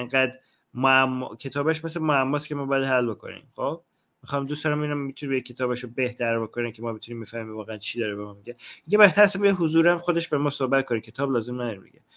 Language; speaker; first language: Persian; native; Persian